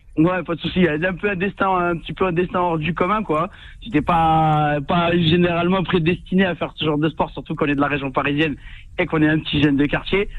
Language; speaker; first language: French; native; French